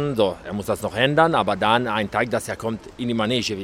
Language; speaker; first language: German; non-native, learner; Italian